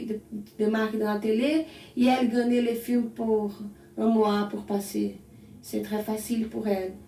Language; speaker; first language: French; non-native, learner; Portuguese